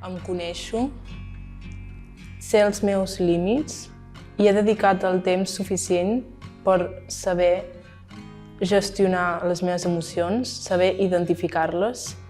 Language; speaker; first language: Catalan; non-native, local second language; Spanish